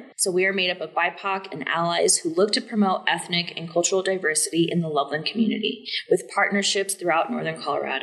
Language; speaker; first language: English; native; English